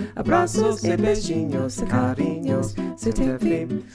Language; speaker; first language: English; non-native, fluent; Portuguese